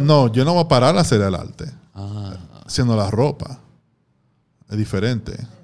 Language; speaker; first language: Spanish; early bilingual, heritage; Spanish